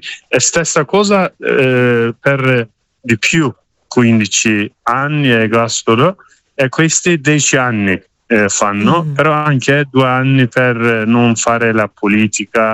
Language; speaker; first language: Italian; non-native, learner; Kurdish